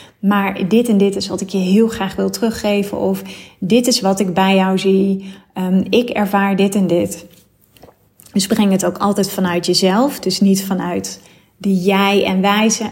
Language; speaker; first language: Dutch; native; Dutch